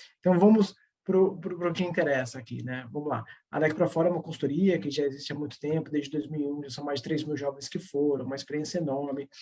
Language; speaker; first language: Portuguese; native; Portuguese